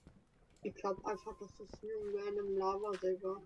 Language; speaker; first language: German; native; German